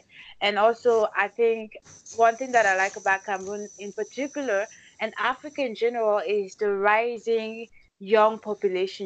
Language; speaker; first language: English; non-native, local second language; French